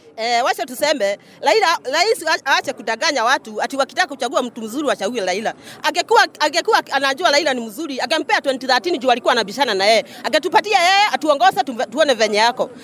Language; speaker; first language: Swahili; non-native, local second language; Kikuyu